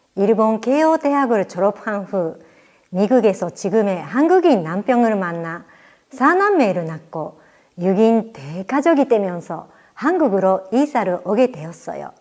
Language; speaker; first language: Korean; non-native, fluent; Japanese